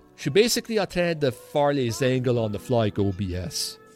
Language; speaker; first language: French; native; French